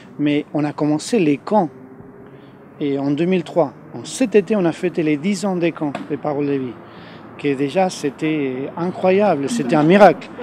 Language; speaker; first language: French; non-native, fluent; Spanish